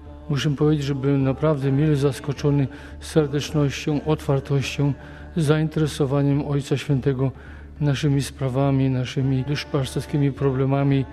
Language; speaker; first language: Polish; native; Polish